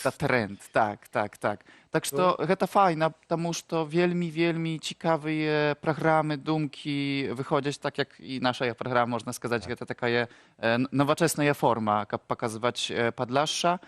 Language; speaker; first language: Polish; non-native, local second language; Ukrainian